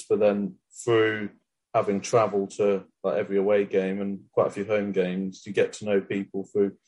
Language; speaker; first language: English; native; English